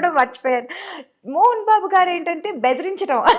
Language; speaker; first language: Telugu; non-native, fluent; Tamil